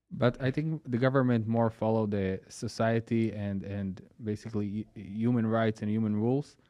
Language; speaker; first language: English; non-native, fluent; Hebrew